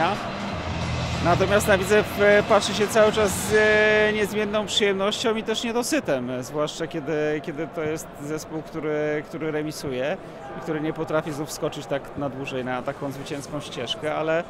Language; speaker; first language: Polish; native; Polish